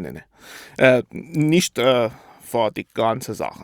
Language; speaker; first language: German; non-native, fluent; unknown